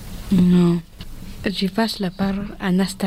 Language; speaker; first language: French; early bilingual, other home language; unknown